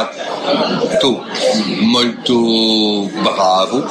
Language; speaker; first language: Italian; non-native, fluent; French